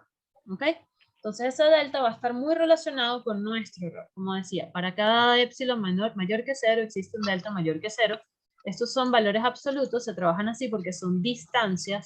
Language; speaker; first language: Spanish; native; Spanish